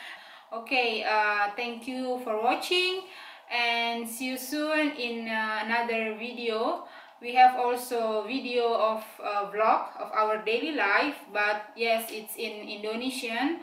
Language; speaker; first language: English; non-native, fluent; Indonesian